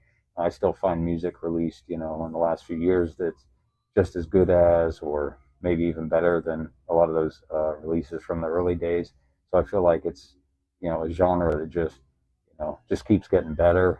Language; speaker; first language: English; native; English